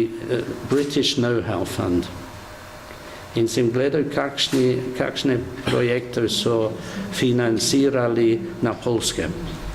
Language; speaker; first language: Slovenian; non-native, learner; English